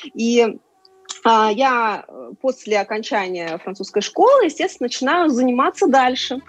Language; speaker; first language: Russian; native; Russian